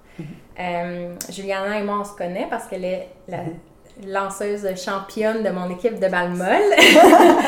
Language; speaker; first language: French; native; French